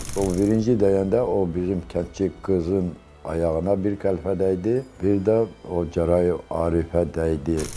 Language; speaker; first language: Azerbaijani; non-native, local second language; Avaric